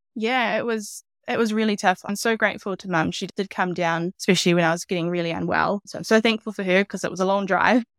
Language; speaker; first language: English; native; English